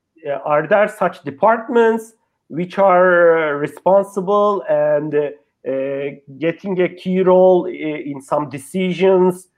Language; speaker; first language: English; non-native, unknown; Turkish